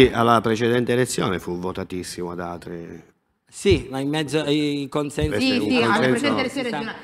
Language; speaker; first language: Italian; native; Italian